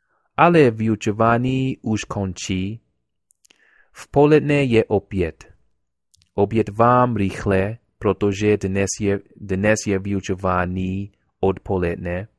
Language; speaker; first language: Czech; non-native, learner; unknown